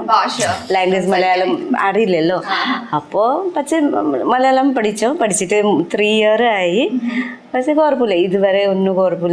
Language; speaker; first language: Malayalam; non-native, learner; Nepali